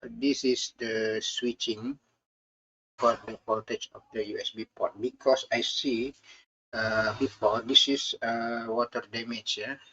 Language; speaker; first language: English; non-native, learner; Indonesian